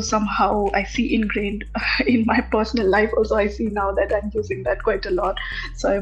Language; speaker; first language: English; non-native, local second language; Marathi